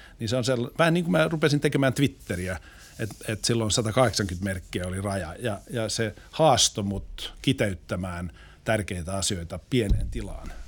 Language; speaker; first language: Finnish; non-native, local second language; Swedish